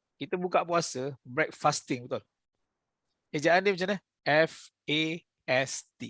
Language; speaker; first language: Malay; native; Malay